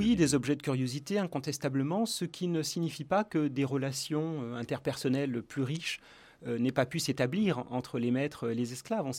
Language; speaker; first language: French; native; French